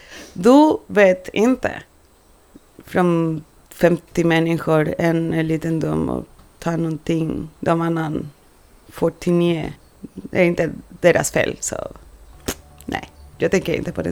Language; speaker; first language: Swedish; non-native, learner; Spanish